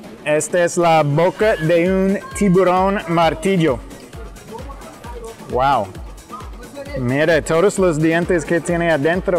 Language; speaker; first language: Spanish; non-native, fluent; English